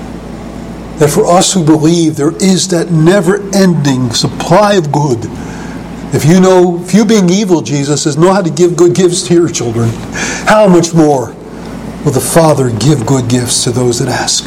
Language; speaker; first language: English; native; English